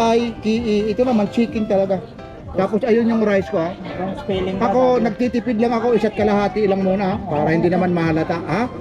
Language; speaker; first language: Filipino; non-native, local second language; Waray